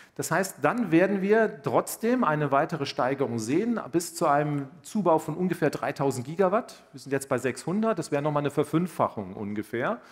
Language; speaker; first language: German; native; German